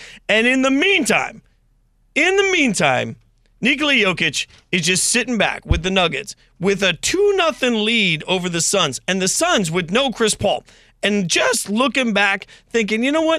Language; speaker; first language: English; native; English